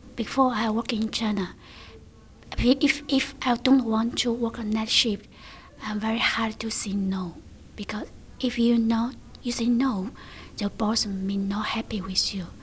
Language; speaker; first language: English; non-native, learner; Chinese